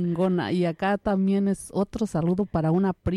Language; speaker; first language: Spanish; native; Spanish